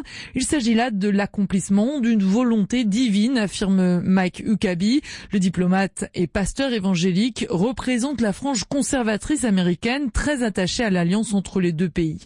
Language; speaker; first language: French; native; French